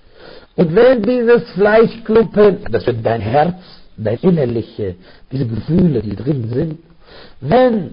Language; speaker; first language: German; non-native, fluent; Arabic